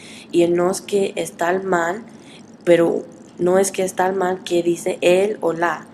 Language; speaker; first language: Spanish; early bilingual, heritage; Spanish